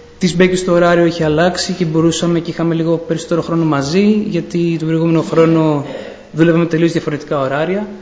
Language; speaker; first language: Greek; native; Greek